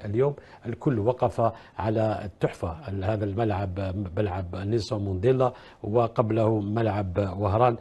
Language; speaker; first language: Arabic; native; Arabic